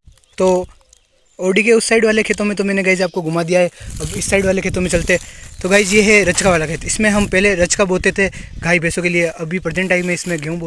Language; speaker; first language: Hindi; non-native, local second language; Rajasthani